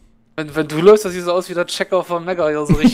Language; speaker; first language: German; native; German